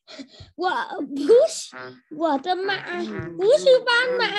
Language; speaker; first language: Chinese; non-native, learner; Vietnamese